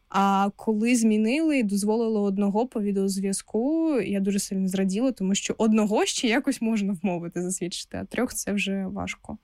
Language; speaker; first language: Ukrainian; non-native, local second language; Russian